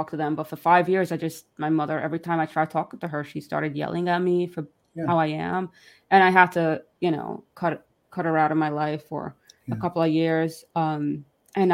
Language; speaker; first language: English; early bilingual, other home language; Yiddish